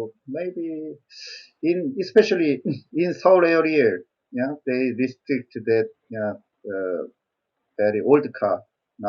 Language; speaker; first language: English; non-native, learner; Korean